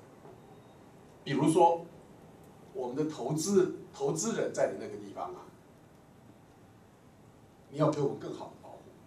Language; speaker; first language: Chinese; native; Chinese